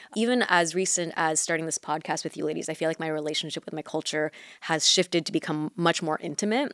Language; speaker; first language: English; early bilingual, other home language; Chinese